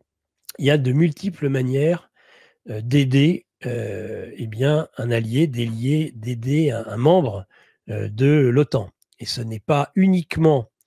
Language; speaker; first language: French; native; French